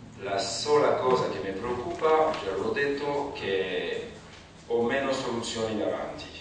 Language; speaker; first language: Italian; non-native, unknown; French